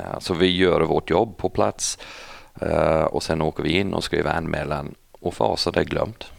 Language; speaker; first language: Swedish; non-native, fluent; English